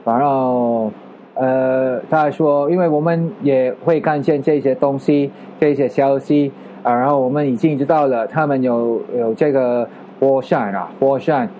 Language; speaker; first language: Chinese; non-native, fluent; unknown